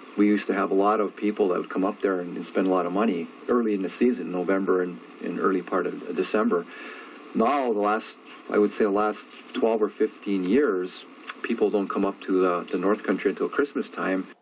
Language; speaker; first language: English; native; English